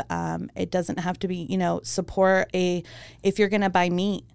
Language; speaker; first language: English; early bilingual, heritage; German